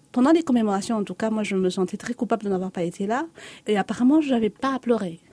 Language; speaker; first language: French; non-native, local second language; Lingala